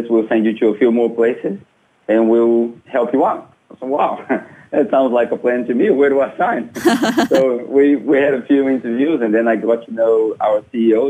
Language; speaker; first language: English; non-native, fluent; Portuguese